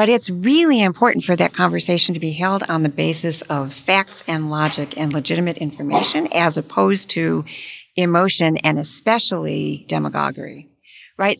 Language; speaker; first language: English; native; English